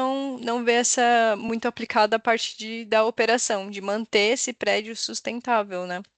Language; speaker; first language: Portuguese; native; Portuguese